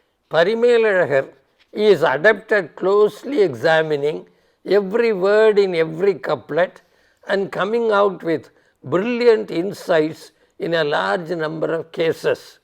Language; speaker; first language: English; non-native, local second language; Tamil